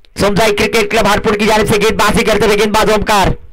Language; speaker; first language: Hindi; non-native, local second language; Marathi